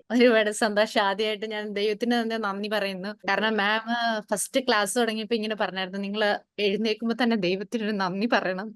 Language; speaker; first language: Malayalam; native; Malayalam